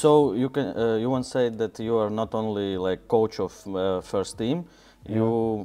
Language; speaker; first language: English; non-native, learner; Latvian